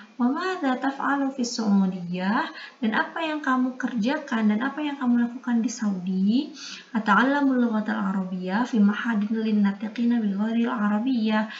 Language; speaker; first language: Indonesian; native; Indonesian